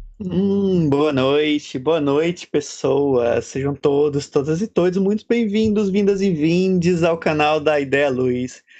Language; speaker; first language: Portuguese; native; Portuguese